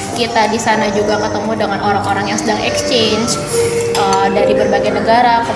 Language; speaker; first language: Indonesian; native; Indonesian